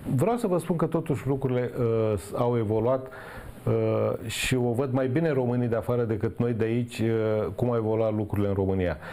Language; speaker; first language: Romanian; native; Romanian